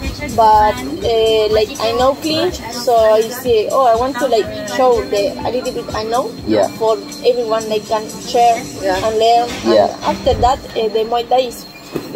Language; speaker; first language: English; non-native, learner; Spanish